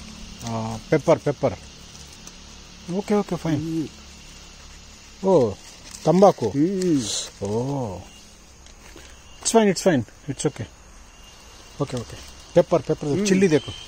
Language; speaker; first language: Hindi; non-native, local second language; Telugu